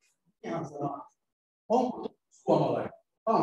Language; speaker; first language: Finnish; non-native, learner; Arabic